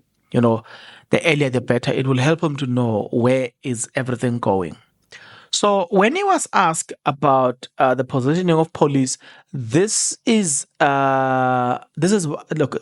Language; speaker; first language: English; non-native, local second language; Zulu